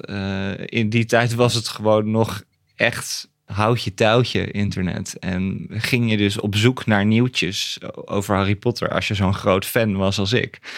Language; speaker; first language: Dutch; native; Dutch